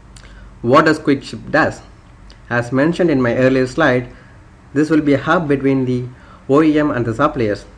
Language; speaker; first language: English; non-native, local second language; Tamil